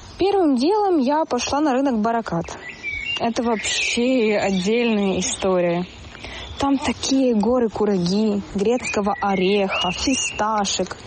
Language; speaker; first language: Russian; native; Russian